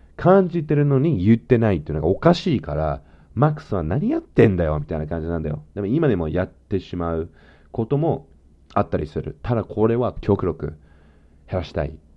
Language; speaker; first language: Japanese; non-native, fluent; English